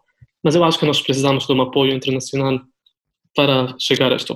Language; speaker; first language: Portuguese; non-native, fluent; Arabic